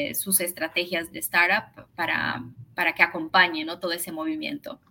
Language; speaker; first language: Spanish; early bilingual, heritage; Spanish